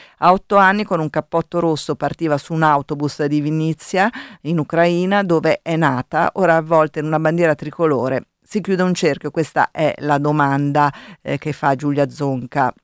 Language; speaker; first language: Italian; native; Italian